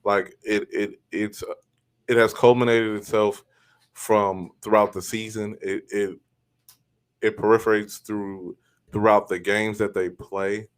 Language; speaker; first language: English; native; English